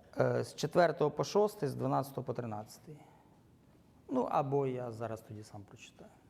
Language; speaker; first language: Ukrainian; non-native, local second language; Russian